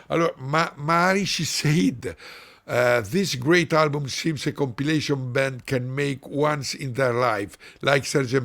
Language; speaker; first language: English; non-native, learner; Italian